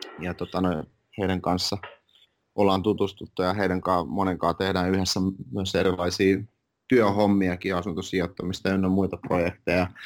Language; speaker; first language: Finnish; early bilingual, other home language; Russian